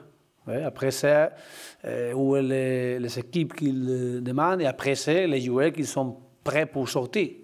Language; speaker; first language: French; non-native, learner; Spanish